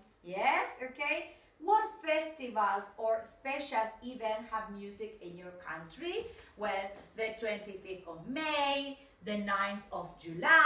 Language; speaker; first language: English; non-native, fluent; Spanish